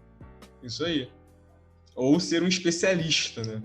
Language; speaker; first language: Portuguese; native; Portuguese